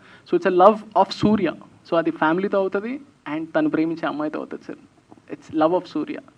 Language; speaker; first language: Telugu; native; Telugu